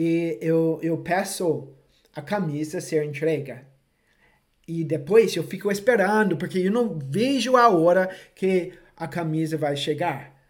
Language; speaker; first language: Portuguese; non-native, fluent; English